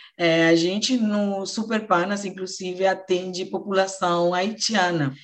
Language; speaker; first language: Portuguese; non-native, fluent; Spanish